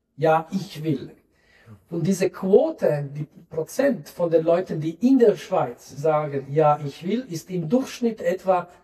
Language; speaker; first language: German; non-native, local second language; French